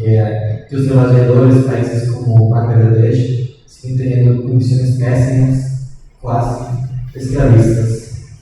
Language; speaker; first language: Portuguese; non-native, learner; Spanish